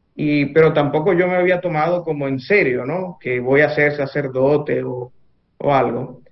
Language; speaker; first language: Spanish; native; Spanish